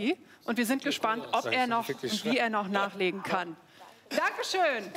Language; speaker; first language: German; native; German